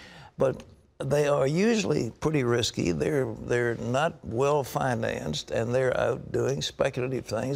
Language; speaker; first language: English; native; English